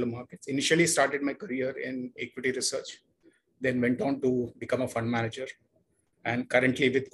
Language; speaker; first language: English; non-native, local second language; Kannada